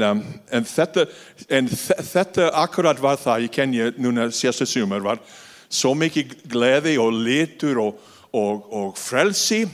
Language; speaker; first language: Icelandic; non-native, fluent; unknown